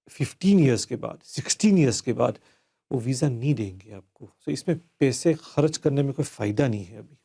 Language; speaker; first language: Hindi; early bilingual, heritage; Hindi